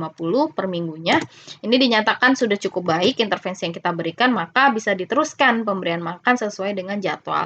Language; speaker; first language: Indonesian; native; Indonesian